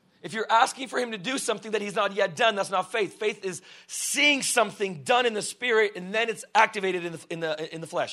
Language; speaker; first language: English; early bilingual, other home language; Russian